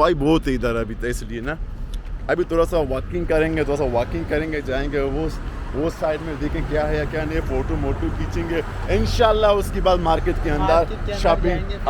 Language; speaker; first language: Hindi; non-native, local second language; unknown